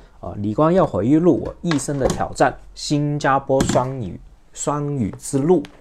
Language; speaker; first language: Chinese; non-native, local second language; Cantonese